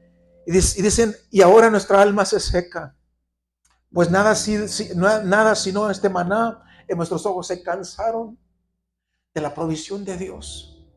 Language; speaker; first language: Spanish; native; Spanish